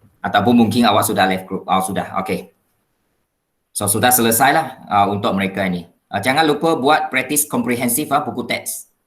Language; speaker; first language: Malay; non-native, local second language; Chinese